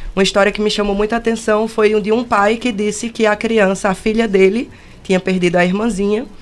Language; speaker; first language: Portuguese; native; Portuguese